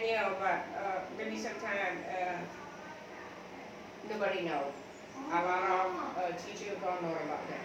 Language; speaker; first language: English; non-native, learner; Thai